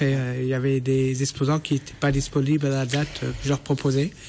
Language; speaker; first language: French; native; French